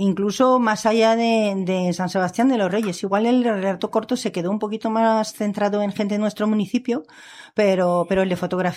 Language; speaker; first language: Spanish; non-native, fluent; French